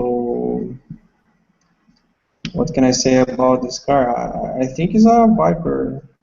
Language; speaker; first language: English; non-native, learner; Portuguese